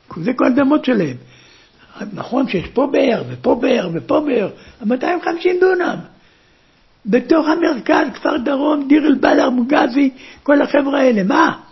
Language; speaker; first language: Hebrew; early bilingual, other home language; German